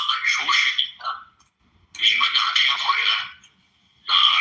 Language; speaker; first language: Chinese; non-native, learner; English